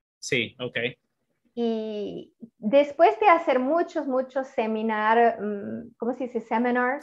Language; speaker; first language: Spanish; non-native, fluent; Italian